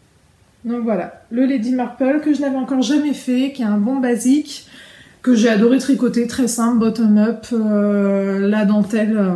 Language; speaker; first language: French; native; French